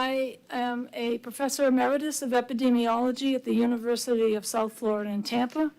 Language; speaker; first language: English; native; English